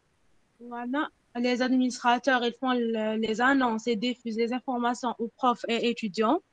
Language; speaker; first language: French; non-native, local second language; Arabic